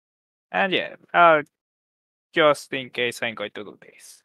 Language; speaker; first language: English; native; English